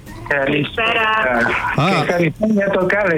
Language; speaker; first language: Greek; early bilingual, heritage; Greek